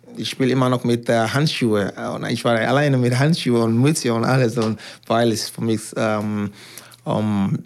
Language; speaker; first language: German; non-native, learner; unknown